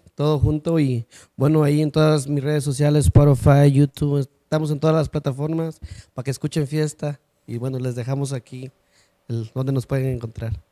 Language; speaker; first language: Spanish; early bilingual, heritage; Spanish